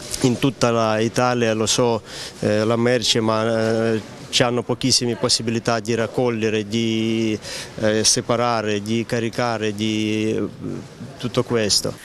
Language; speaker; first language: Italian; non-native, learner; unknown